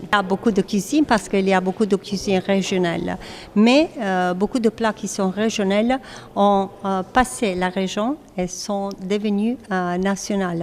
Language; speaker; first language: French; non-native, fluent; Italian